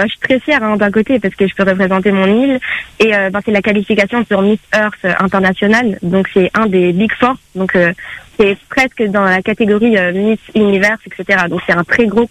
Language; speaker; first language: French; native; French